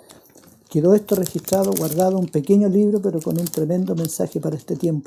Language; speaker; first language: Spanish; native; Spanish